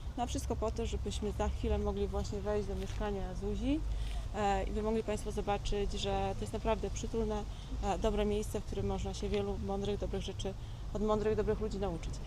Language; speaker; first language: Polish; native; Polish